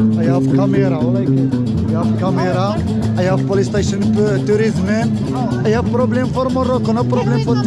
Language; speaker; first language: English; non-native, learner; Arabic